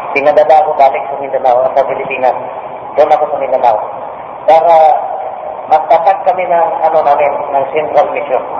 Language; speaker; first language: Filipino; non-native, local second language; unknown